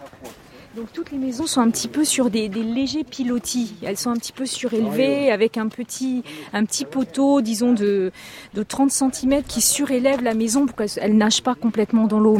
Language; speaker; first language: French; native; French